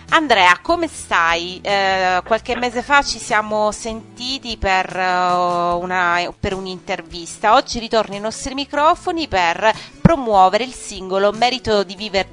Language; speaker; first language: Italian; native; Italian